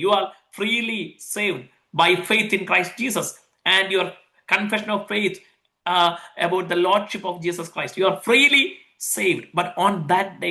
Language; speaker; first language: English; non-native, local second language; Malayalam